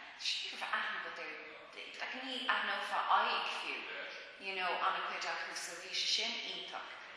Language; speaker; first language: Irish; non-native, local second language; English